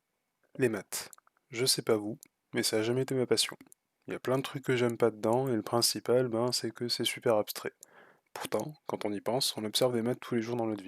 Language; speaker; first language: French; native; French